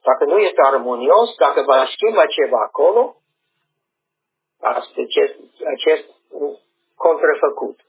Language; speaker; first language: Romanian; non-native, learner; English